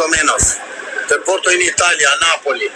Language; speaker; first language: Spanish; non-native, learner; Albanian